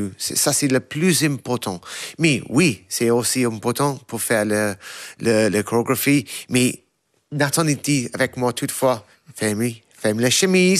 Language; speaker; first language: French; non-native, learner; English